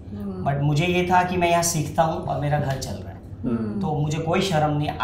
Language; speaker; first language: Hindi; native; Hindi